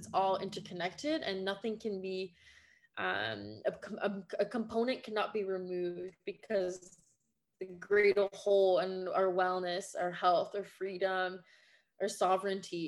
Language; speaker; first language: English; non-native, fluent; French